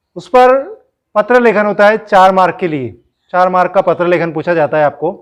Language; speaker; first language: Hindi; non-native, local second language; Marathi